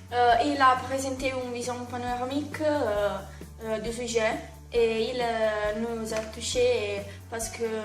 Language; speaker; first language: French; non-native, learner; Italian